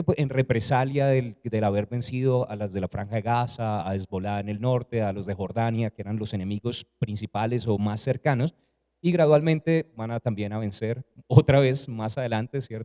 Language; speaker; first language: Spanish; native; Spanish